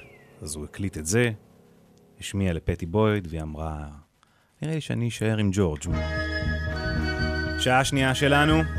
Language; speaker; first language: Hebrew; native; Hebrew